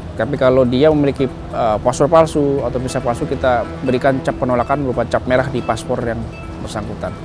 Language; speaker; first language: Indonesian; native; Indonesian